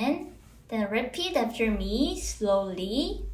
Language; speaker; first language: English; non-native, fluent; Korean